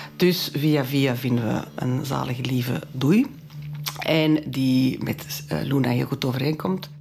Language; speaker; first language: Dutch; non-native, local second language; French